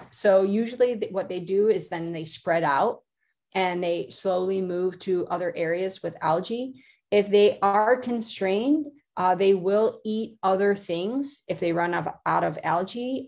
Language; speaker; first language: English; native; English